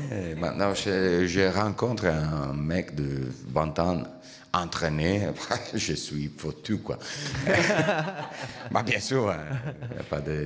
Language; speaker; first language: French; non-native, learner; Italian